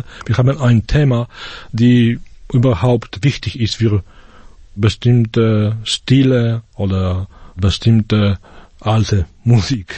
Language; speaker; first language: German; non-native, fluent; Polish